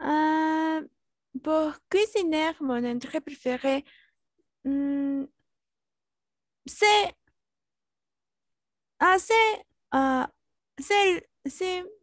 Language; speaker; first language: French; non-native, learner; Spanish